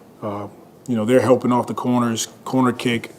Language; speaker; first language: English; native; English